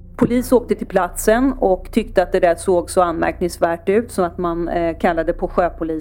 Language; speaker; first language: Swedish; native; Swedish